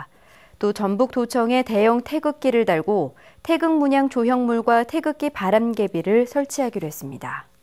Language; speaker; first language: Korean; native; Korean